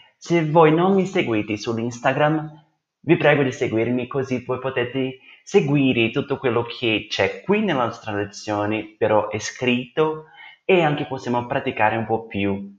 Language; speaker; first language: Italian; non-native, fluent; Portuguese